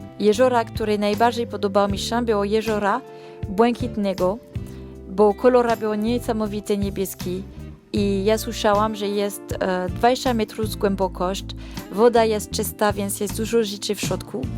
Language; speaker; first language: Polish; non-native, learner; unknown